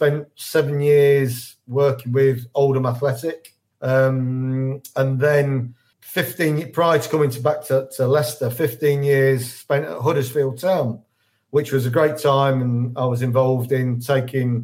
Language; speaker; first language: English; native; English